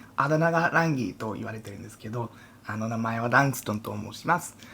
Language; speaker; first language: Japanese; non-native, fluent; English